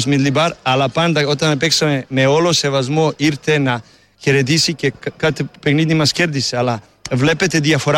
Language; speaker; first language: Greek; non-native, learner; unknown